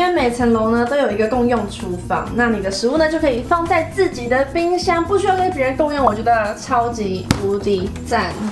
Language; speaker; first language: Chinese; native; Chinese